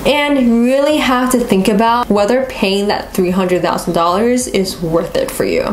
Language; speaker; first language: English; native; English